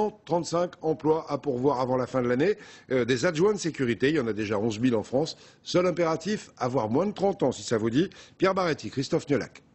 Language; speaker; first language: French; native; French